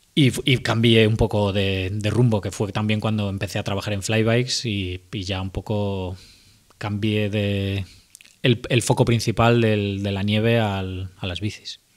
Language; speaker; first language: Spanish; native; Spanish